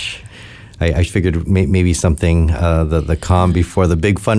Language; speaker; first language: English; native; English